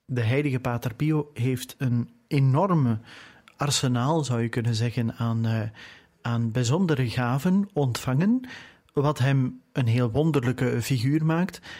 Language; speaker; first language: Dutch; native; Dutch